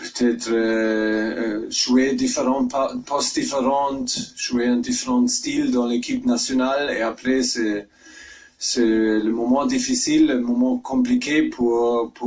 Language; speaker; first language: French; non-native, fluent; German